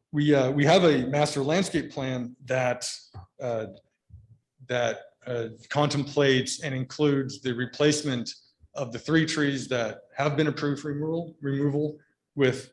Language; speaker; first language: English; native; English